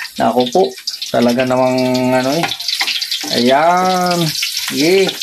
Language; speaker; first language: Filipino; non-native, local second language; Iloko